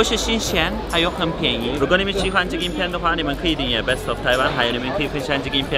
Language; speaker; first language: Chinese; non-native, learner; Turkish